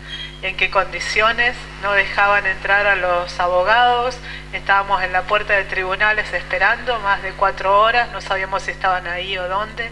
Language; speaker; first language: Spanish; native; Spanish